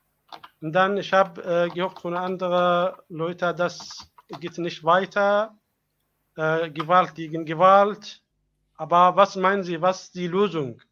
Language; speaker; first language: German; non-native, learner; Arabic